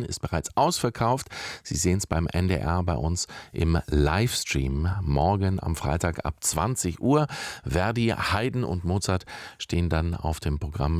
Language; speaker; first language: German; native; German